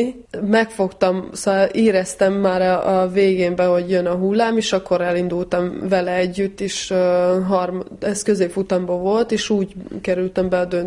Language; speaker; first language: Hungarian; early bilingual, heritage; Hungarian